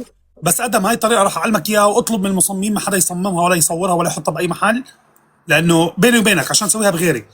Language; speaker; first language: Arabic; native; Arabic